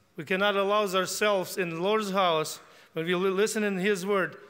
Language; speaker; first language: English; non-native, fluent; Ukrainian